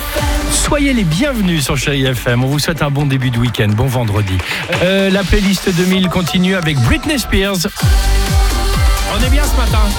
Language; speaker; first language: French; native; French